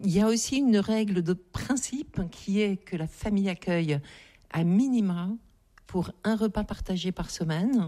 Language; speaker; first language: French; native; French